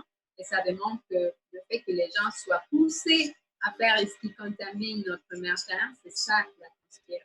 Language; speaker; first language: French; native; French